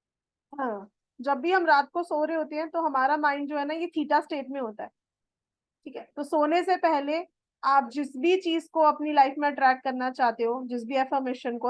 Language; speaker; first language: Hindi; native; Hindi